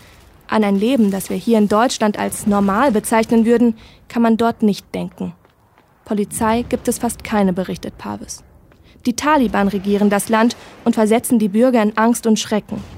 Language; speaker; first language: German; native; German